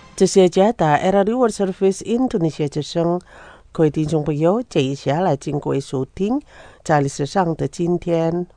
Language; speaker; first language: Chinese; non-native, fluent; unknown